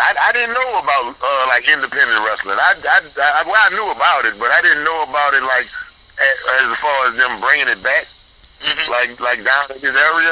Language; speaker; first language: English; native; English